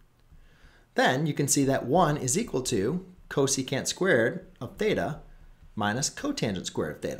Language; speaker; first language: English; native; English